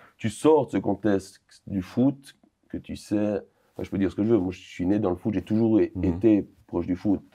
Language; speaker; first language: French; native; French